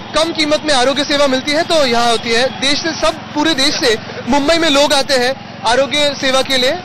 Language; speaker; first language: Hindi; non-native, local second language; Marathi